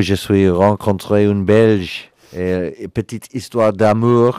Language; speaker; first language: French; non-native, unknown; English